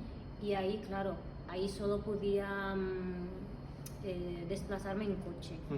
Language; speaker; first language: Spanish; non-native, fluent; Russian